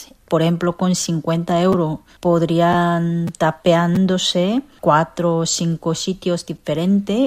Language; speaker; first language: Spanish; non-native, fluent; Korean